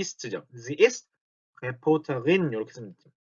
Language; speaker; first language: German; non-native, fluent; Korean